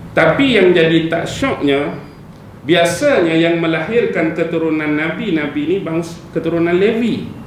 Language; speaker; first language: Malay; native; Malay